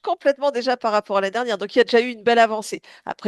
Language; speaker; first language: French; native; French